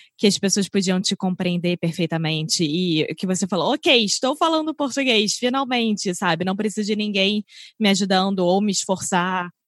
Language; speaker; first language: Portuguese; native; Portuguese